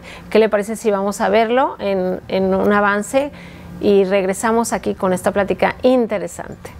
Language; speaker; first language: Spanish; native; Spanish